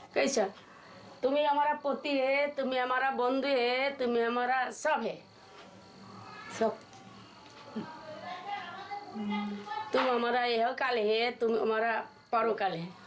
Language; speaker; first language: Hindi; non-native, local second language; Bangla